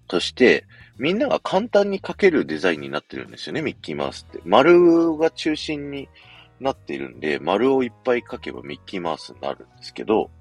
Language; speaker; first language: Japanese; native; Japanese